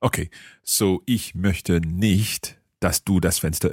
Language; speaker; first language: German; non-native, learner; English